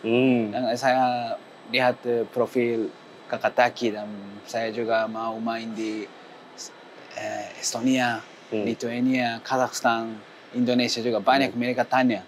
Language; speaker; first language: Indonesian; non-native, learner; Japanese